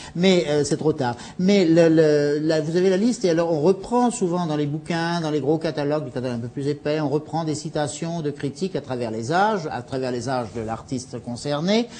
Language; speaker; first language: French; native; French